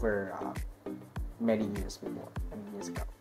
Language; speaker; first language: English; non-native, learner; Vietnamese